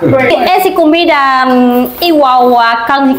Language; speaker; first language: Portuguese; non-native, learner; Vietnamese